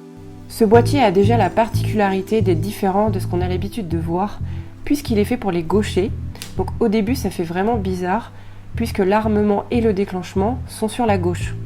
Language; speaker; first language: French; native; French